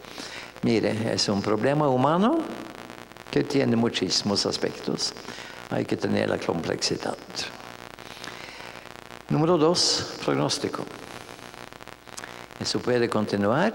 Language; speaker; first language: Spanish; non-native, fluent; Norwegian